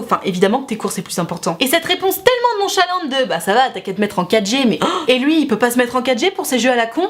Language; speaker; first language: French; native; French